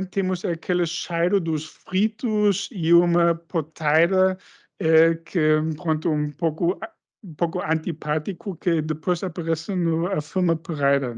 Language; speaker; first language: Portuguese; non-native, fluent; German